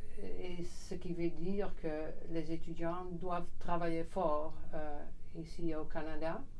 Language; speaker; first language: French; non-native, fluent; Dutch